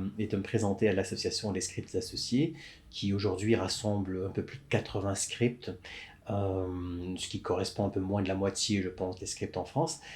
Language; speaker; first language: French; native; French